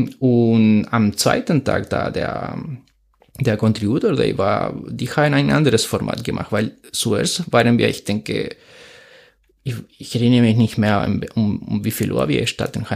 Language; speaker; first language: German; non-native, fluent; Spanish